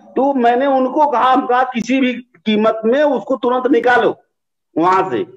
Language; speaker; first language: Hindi; native; Hindi